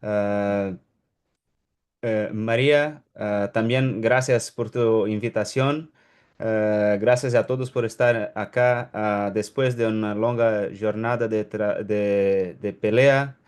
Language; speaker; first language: Spanish; non-native, learner; Portuguese